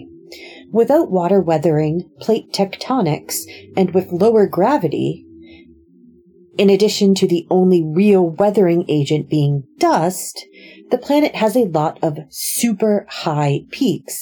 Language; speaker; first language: English; native; English